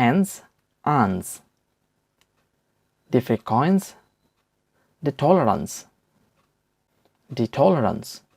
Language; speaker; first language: German; non-native, fluent; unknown